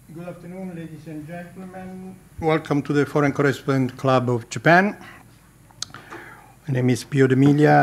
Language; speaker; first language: English; non-native, fluent; Italian